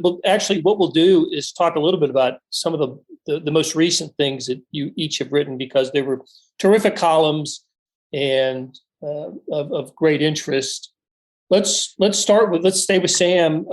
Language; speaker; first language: English; native; English